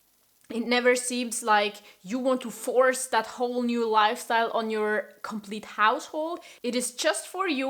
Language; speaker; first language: English; non-native, fluent; German